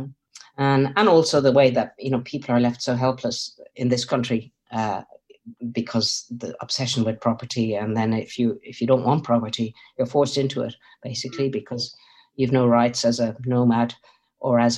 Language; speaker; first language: English; native; English